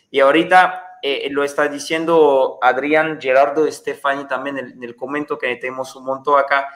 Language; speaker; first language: Spanish; non-native, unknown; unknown